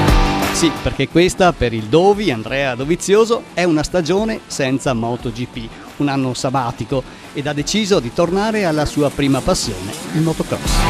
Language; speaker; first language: Italian; native; Italian